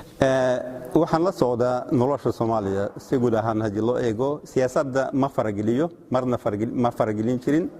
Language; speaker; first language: Somali; non-native, fluent; Russian